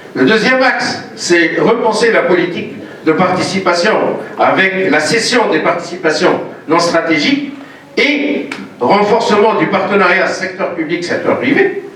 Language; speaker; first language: French; non-native, local second language; Arabic